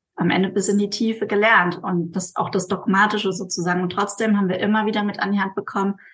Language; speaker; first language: German; native; German